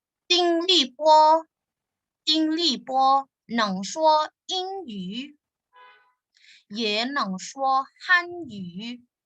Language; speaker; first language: Chinese; non-native, fluent; Indonesian